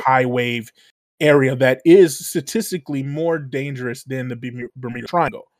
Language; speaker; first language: English; native; English